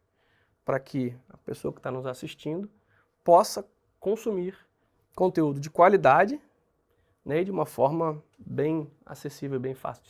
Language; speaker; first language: Portuguese; native; Portuguese